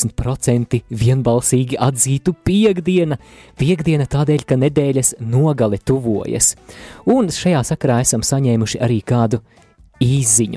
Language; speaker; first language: Latvian; native; Latvian